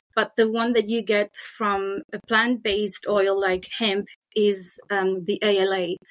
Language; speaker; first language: English; non-native, fluent; French